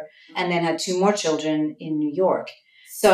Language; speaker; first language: English; native; English